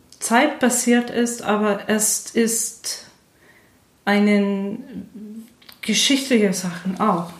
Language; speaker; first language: German; non-native, fluent; English